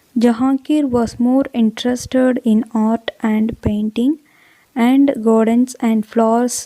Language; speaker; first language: English; non-native, local second language; Tamil